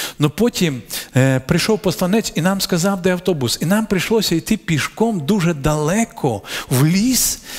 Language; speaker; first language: Ukrainian; non-native, local second language; Russian